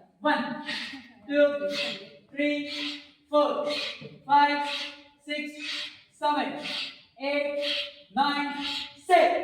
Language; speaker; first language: English; non-native, local second language; Kannada